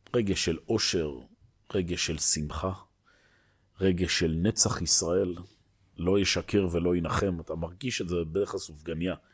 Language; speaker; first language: Hebrew; native; Hebrew